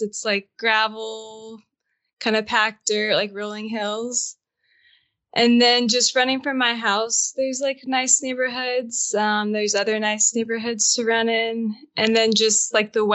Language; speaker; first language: English; native; English